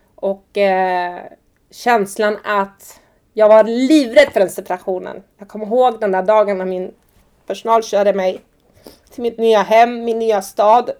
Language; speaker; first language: Swedish; early bilingual, other home language; Persian